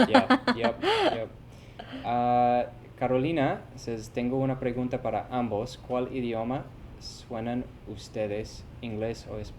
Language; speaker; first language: Spanish; non-native, fluent; English